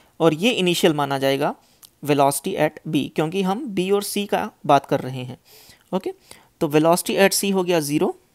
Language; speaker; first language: Hindi; native; Hindi